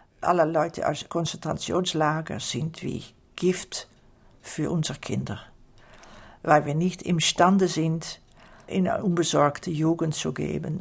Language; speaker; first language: German; non-native, learner; Dutch